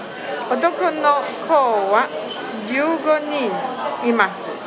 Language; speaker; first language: Japanese; non-native, learner; Chinese